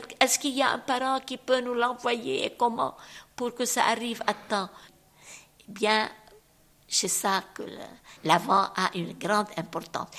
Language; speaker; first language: French; non-native, local second language; Arabic